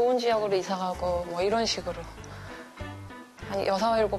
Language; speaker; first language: Korean; native; Korean